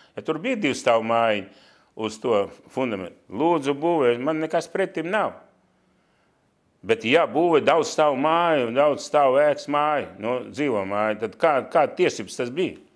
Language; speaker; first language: Latvian; non-native, local second language; Russian